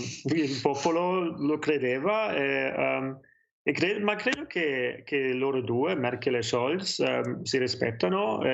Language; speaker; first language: Italian; non-native, fluent; German